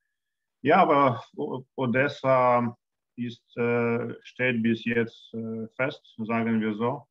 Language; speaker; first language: German; non-native, learner; Russian